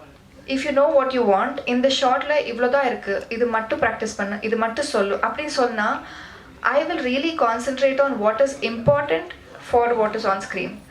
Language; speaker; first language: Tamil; non-native, learner; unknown